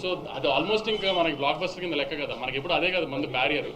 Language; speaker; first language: Telugu; native; Telugu